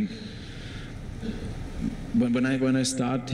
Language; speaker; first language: English; non-native, fluent; German